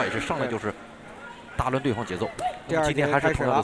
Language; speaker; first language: Chinese; native; Chinese